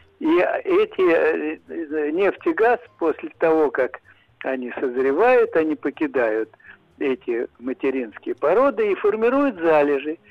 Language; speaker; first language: Russian; native; Russian